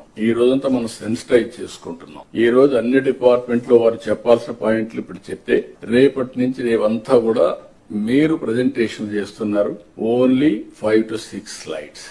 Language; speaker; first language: Telugu; native; Telugu